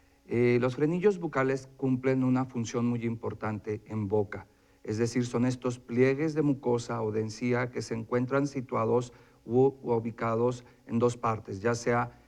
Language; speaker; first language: Spanish; native; Spanish